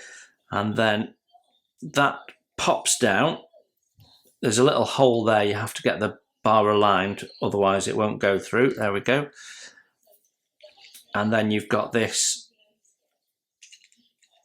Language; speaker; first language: English; native; English